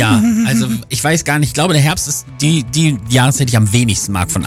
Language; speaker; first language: German; native; German